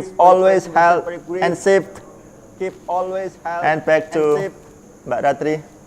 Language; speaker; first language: English; non-native, learner; Indonesian